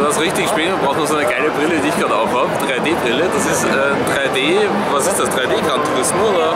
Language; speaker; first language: German; native; German